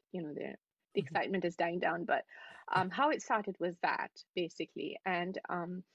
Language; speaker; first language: English; non-native, local second language; Hindi